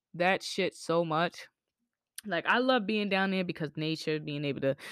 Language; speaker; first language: English; native; English